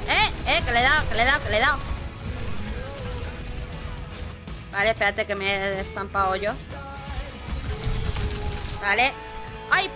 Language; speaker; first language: Spanish; native; Spanish